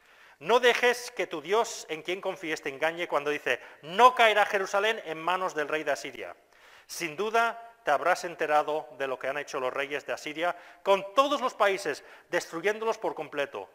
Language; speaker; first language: Spanish; non-native, fluent; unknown